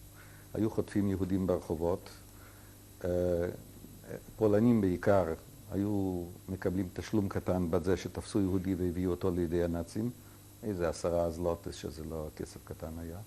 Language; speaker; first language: Hebrew; non-native, fluent; Yiddish